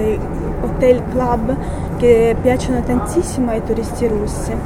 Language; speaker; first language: Italian; non-native, fluent; Russian